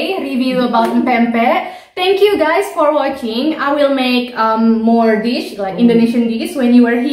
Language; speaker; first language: English; non-native, learner; Indonesian